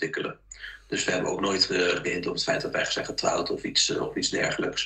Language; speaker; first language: Dutch; native; Dutch